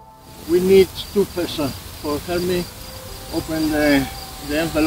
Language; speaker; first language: English; non-native, learner; Spanish